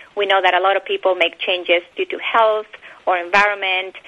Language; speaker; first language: English; non-native, fluent; Spanish